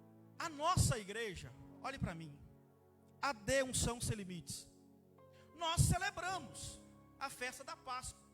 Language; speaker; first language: Portuguese; native; Portuguese